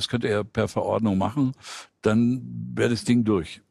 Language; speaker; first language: German; native; German